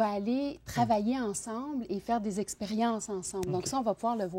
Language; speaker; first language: French; native; French